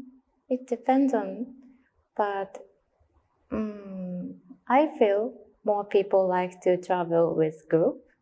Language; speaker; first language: English; non-native, learner; Japanese